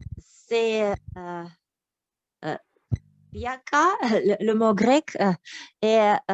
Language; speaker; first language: French; non-native, learner; Russian